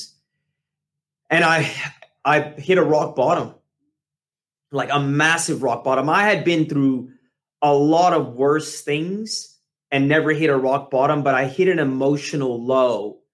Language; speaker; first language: English; native; English